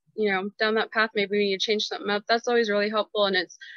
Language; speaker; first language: English; native; English